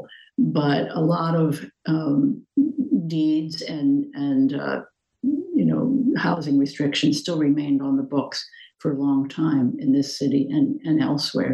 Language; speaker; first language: English; native; English